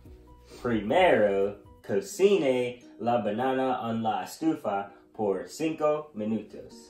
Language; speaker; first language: Spanish; non-native, learner; English